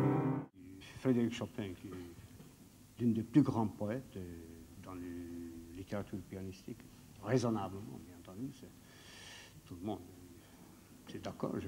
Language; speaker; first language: French; non-native, fluent; Hungarian